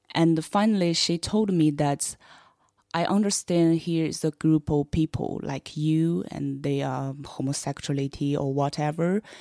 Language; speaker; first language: English; non-native, fluent; Chinese